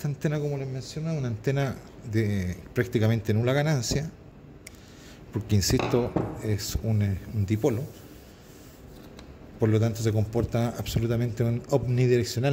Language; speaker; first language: Spanish; native; Spanish